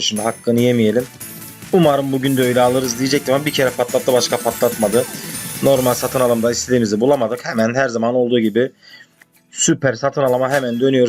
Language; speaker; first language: Turkish; native; Turkish